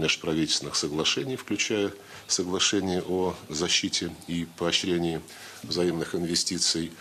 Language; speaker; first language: Russian; native; Russian